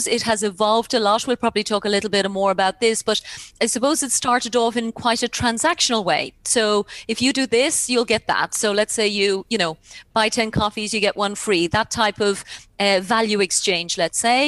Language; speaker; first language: English; native; English